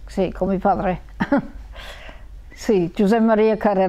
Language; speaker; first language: Spanish; early bilingual, heritage; Spanish